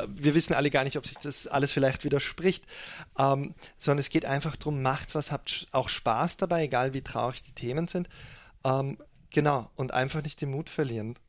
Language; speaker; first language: German; native; German